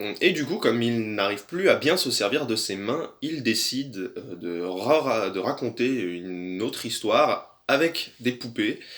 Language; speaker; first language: French; native; French